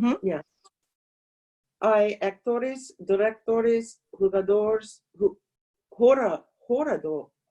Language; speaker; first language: Spanish; non-native, learner; English